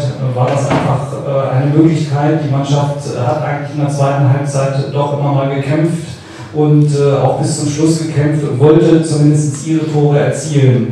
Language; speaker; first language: German; native; German